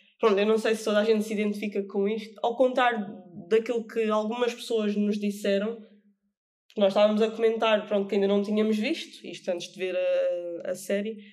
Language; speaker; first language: Portuguese; native; Portuguese